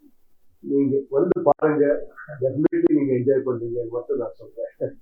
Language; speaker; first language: Tamil; non-native, learner; Kannada